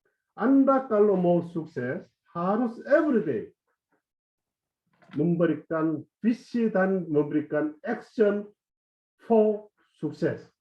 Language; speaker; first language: Indonesian; non-native, fluent; Korean